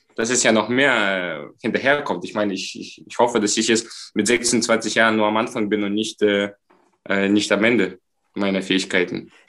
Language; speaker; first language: German; non-native, fluent; Romanian